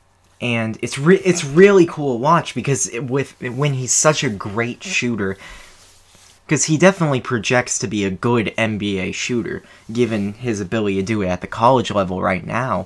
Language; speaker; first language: English; native; English